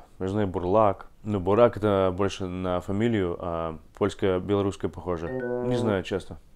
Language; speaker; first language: Russian; non-native, fluent; English